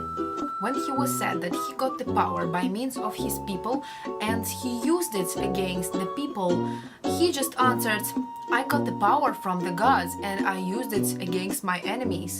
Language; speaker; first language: English; non-native, learner; Russian